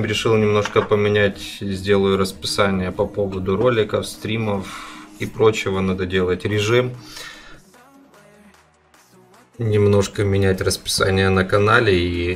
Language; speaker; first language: Russian; native; Russian